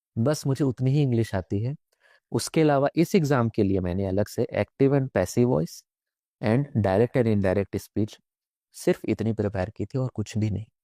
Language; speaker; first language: Hindi; native; Hindi